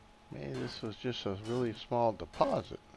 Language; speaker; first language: English; native; English